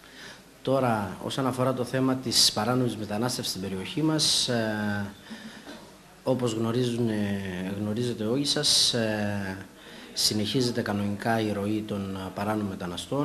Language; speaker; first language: Greek; native; Greek